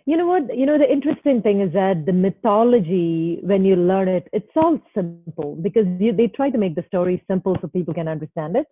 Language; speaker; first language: English; non-native, local second language; Malayalam